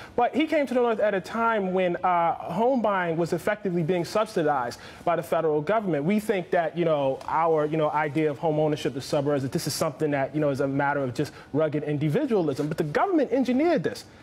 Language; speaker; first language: English; native; English